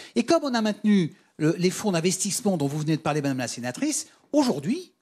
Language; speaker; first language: French; native; French